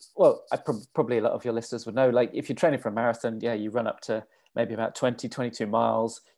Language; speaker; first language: English; native; English